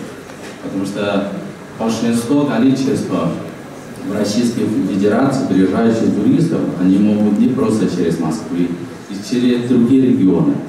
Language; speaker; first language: Russian; non-native, fluent; Chinese